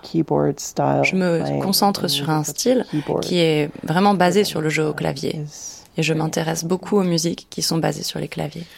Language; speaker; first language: French; native; French